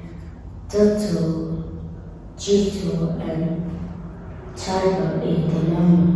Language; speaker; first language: English; non-native, learner; Vietnamese